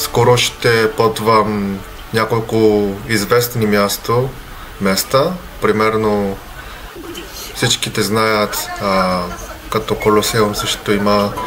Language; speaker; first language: Bulgarian; non-native, learner; Korean